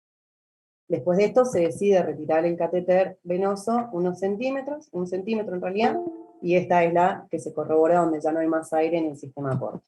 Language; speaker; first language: Spanish; native; Spanish